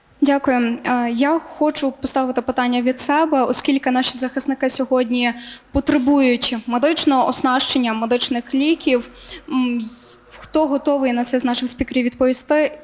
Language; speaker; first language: Ukrainian; native; Ukrainian